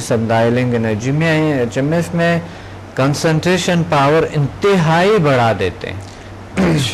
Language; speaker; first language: Urdu; non-native, local second language; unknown